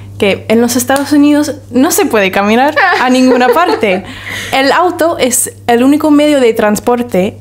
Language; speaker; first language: Spanish; non-native, fluent; English